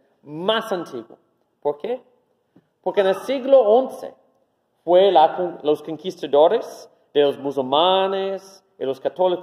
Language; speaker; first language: Spanish; non-native, fluent; English